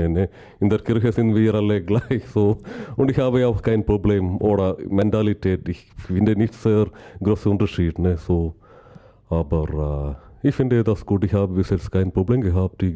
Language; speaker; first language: German; non-native, learner; Malayalam